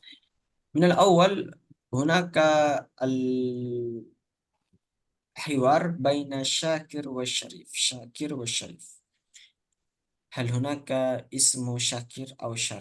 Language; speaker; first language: Arabic; non-native, fluent; Indonesian